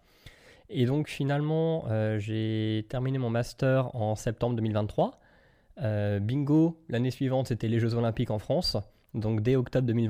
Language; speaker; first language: French; native; French